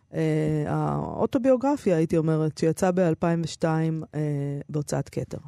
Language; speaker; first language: Hebrew; native; Hebrew